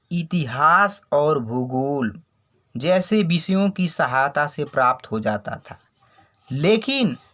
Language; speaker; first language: Hindi; native; Hindi